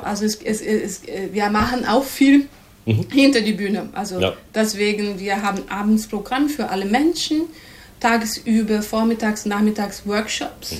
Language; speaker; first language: German; non-native, fluent; Portuguese